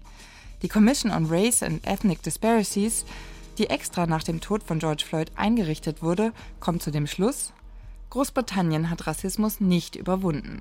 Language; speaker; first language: German; native; German